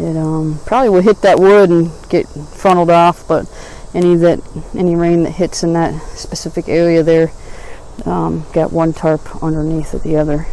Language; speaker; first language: English; native; English